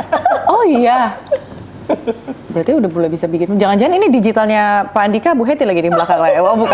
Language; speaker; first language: Indonesian; native; Indonesian